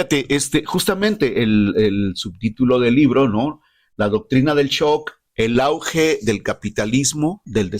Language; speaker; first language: Spanish; native; Spanish